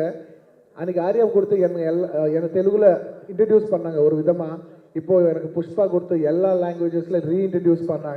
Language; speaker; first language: Tamil; non-native, local second language; Telugu